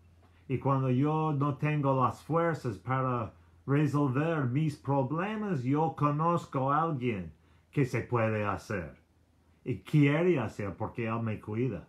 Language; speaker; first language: Spanish; non-native, learner; English